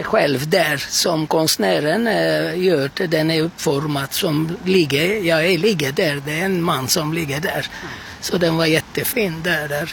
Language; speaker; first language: Swedish; non-native, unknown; Turkish